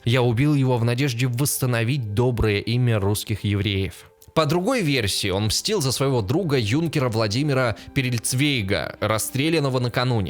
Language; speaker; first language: Russian; native; Russian